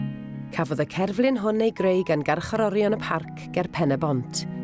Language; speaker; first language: Welsh; native; Welsh